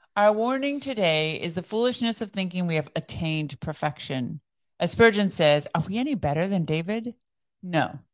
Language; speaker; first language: English; early bilingual, other home language; Persian